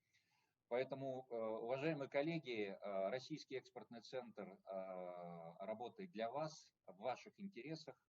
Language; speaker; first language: Russian; native; Russian